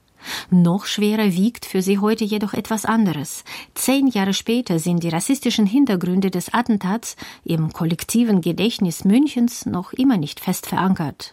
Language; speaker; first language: German; native; German